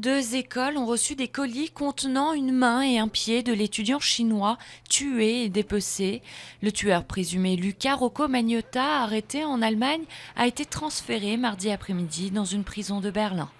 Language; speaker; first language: French; native; French